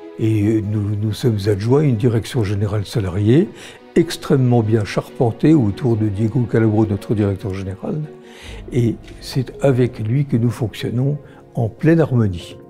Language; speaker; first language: French; native; French